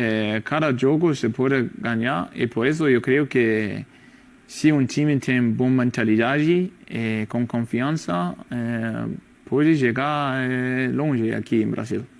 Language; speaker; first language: Portuguese; non-native, learner; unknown